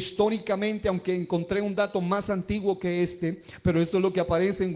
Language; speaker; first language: Spanish; native; Spanish